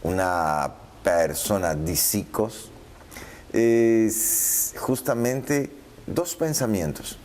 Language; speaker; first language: Spanish; native; Spanish